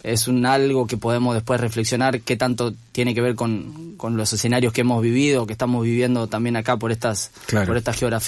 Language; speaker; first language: Spanish; native; Spanish